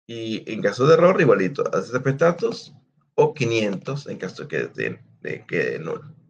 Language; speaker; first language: Spanish; native; Spanish